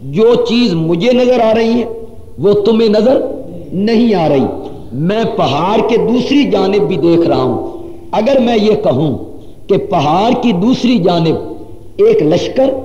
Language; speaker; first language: Urdu; non-native, local second language; Punjabi